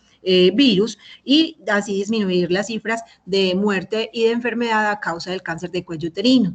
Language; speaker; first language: Spanish; native; Spanish